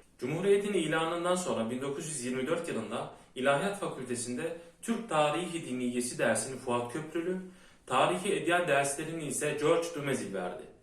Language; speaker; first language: Turkish; early bilingual, heritage; Turkish